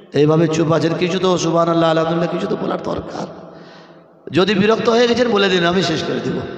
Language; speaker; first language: Bangla; non-native, local second language; Urdu